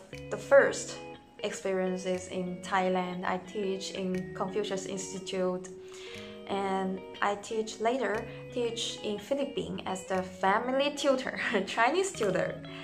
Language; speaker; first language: English; non-native, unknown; Chinese